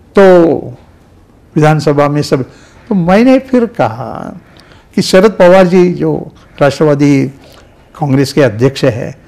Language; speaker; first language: Hindi; non-native, local second language; Marathi